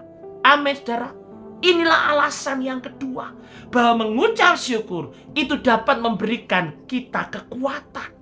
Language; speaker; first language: Indonesian; native; Indonesian